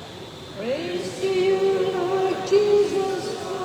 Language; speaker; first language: English; non-native, local second language; Filipino